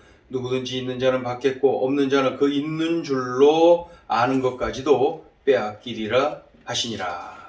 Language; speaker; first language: Korean; native; Korean